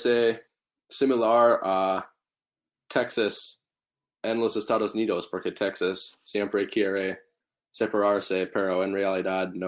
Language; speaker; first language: Spanish; non-native, learner; English